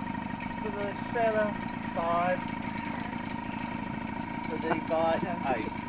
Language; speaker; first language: English; native; English